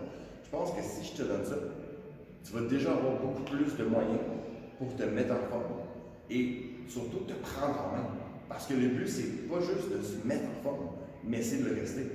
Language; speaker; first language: French; native; French